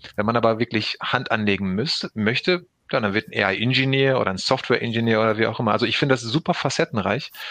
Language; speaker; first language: German; early bilingual, other home language; Turkish